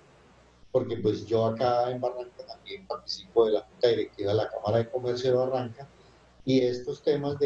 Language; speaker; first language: Spanish; native; Spanish